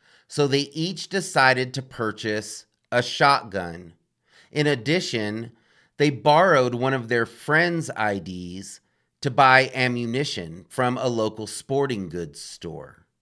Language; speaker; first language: English; native; English